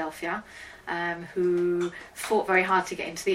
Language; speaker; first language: English; native; English